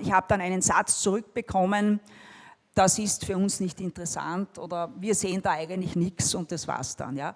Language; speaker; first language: German; native; German